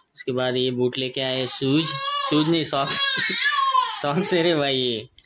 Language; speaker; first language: Hindi; non-native, local second language; Marathi